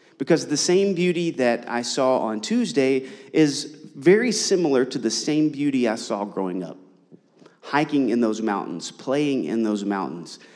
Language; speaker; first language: English; native; English